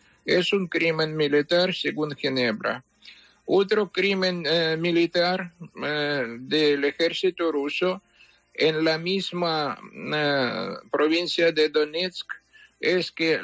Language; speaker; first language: Spanish; non-native, fluent; Ukrainian